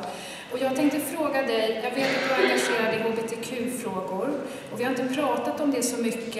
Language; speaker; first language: Swedish; native; Swedish